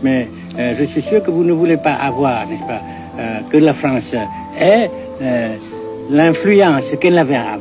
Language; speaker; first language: French; non-native, fluent; Vietnamese